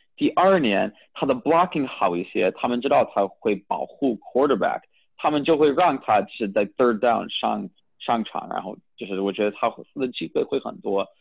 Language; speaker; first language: Chinese; early bilingual, heritage; Chinese